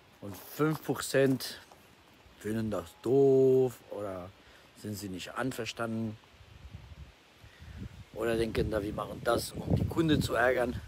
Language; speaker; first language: German; non-native, fluent; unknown